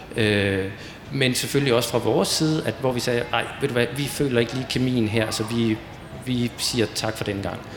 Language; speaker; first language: Danish; native; Danish